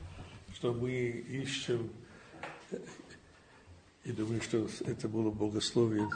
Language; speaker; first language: Russian; non-native, fluent; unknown